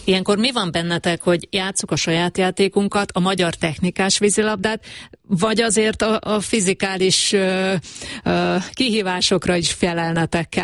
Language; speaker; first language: Hungarian; native; Hungarian